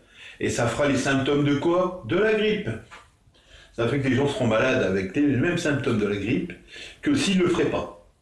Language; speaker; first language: French; native; French